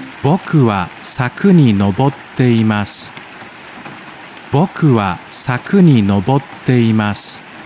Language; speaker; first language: Japanese; non-native, learner; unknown